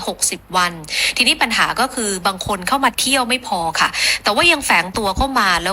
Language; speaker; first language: Thai; native; Thai